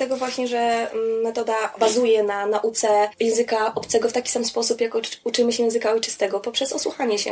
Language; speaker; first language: Polish; native; Polish